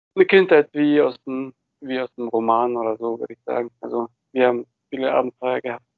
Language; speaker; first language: German; early bilingual, other home language; Bulgarian